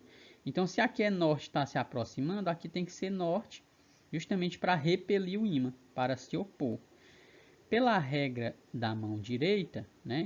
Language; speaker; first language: Portuguese; native; Portuguese